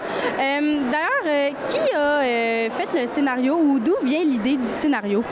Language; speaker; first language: French; native; French